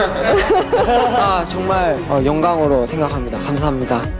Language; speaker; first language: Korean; non-native, fluent; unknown